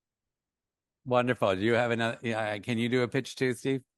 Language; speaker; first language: English; native; English